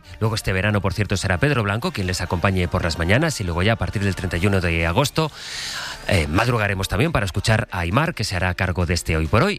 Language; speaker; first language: Spanish; native; Spanish